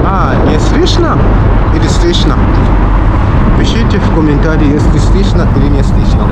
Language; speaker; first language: Russian; non-native, learner; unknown